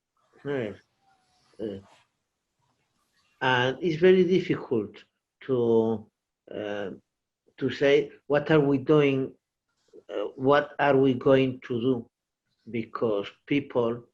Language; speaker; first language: English; non-native, learner; Portuguese